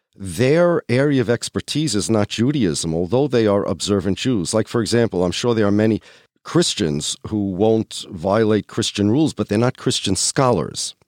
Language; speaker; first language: English; early bilingual, other home language; Polish